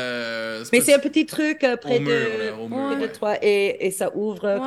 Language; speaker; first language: French; non-native, fluent; English